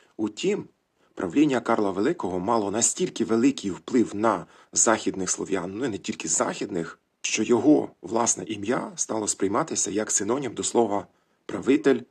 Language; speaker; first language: Ukrainian; native; Ukrainian